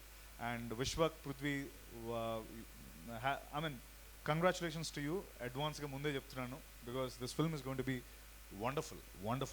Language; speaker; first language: Telugu; native; Telugu